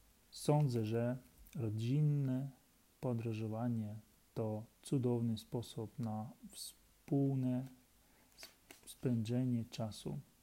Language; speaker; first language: Polish; non-native, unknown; Ukrainian